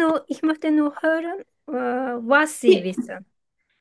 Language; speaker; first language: German; non-native, fluent; Turkish